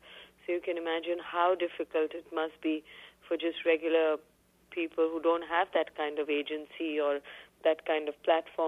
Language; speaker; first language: English; non-native, local second language; Hindi